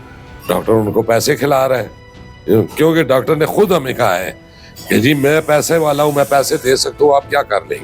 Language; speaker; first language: Urdu; non-native, local second language; Pashto